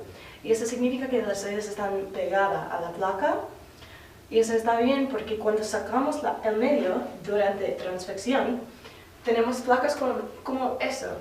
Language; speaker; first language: Spanish; non-native, learner; English